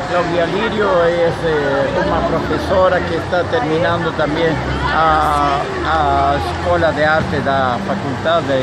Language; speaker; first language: Portuguese; non-native, fluent; Spanish